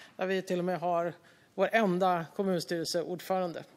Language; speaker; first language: Swedish; native; Swedish